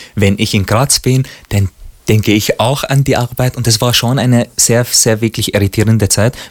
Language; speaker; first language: German; non-native, fluent; Arabic